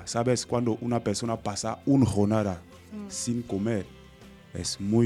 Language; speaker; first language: Spanish; non-native, learner; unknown